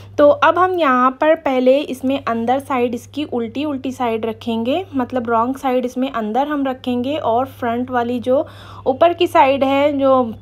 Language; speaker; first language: Hindi; native; Hindi